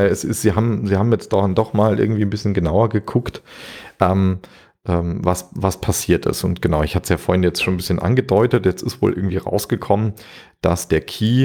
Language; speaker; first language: German; native; German